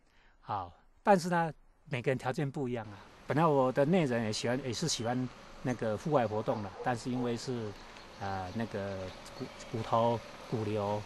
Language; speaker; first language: Chinese; native; Chinese